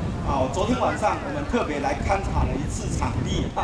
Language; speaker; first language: Chinese; native; Chinese